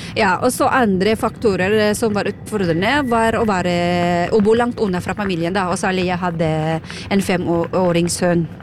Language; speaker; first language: Norwegian; non-native, fluent; Filipino